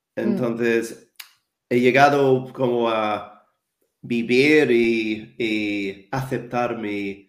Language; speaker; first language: Spanish; non-native, fluent; English